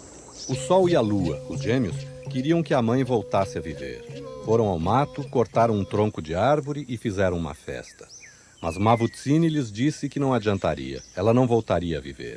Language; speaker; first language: Portuguese; native; Portuguese